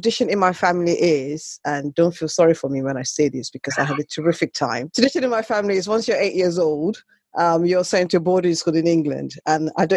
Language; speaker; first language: English; non-native, local second language; Yoruba